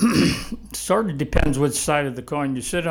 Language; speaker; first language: English; native; English